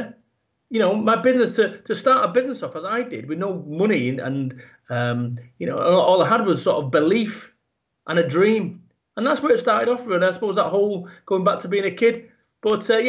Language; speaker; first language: English; native; English